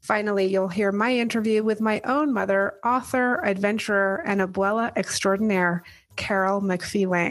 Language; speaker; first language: English; native; English